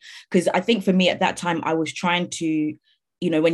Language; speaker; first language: English; native; English